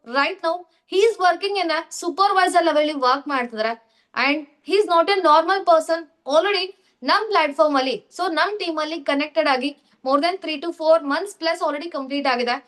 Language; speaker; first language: Kannada; native; Kannada